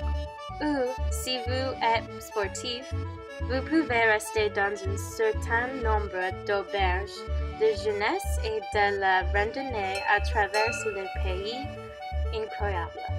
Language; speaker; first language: French; non-native, learner; English